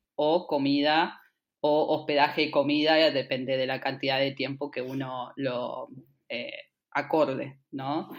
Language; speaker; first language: Spanish; native; Spanish